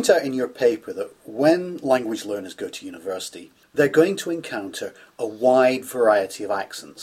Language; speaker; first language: English; native; English